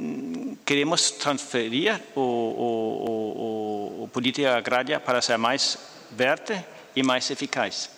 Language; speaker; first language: Portuguese; non-native, fluent; Danish